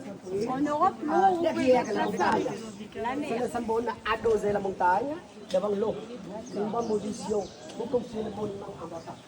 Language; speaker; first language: French; non-native, learner; Vietnamese